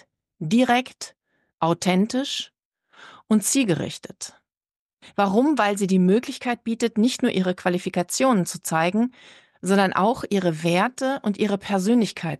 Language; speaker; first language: German; native; German